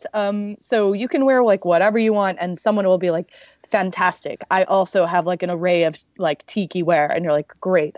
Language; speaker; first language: English; native; English